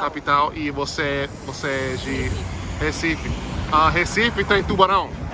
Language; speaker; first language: Portuguese; non-native, learner; English